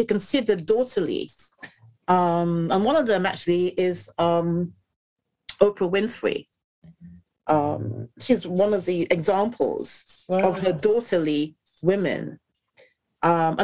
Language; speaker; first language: English; native; English